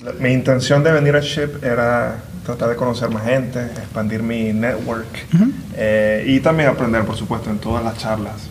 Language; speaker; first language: Spanish; native; Spanish